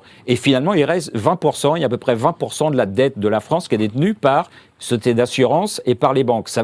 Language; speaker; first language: French; native; French